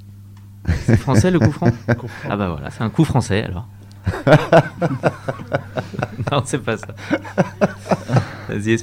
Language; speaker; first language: French; native; French